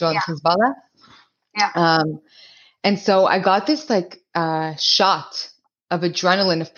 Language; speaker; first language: English; early bilingual, other home language; Hebrew